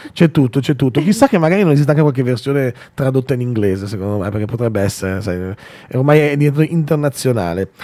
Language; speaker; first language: Italian; native; Italian